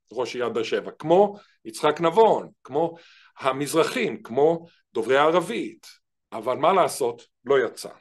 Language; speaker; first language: Hebrew; native; Hebrew